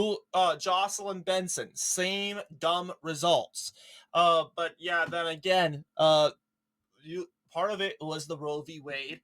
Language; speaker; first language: English; native; English